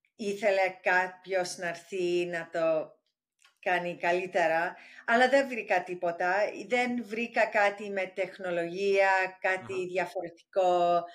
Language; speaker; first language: Greek; early bilingual, heritage; English